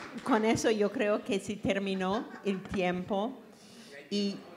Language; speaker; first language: Spanish; non-native, fluent; English